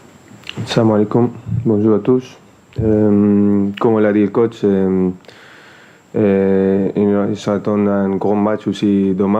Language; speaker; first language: French; non-native, fluent; Spanish